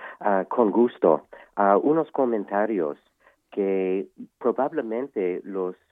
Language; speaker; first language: Spanish; non-native, fluent; English